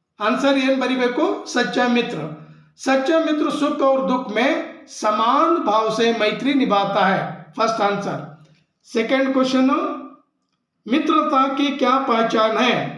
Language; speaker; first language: Hindi; non-native, local second language; Kannada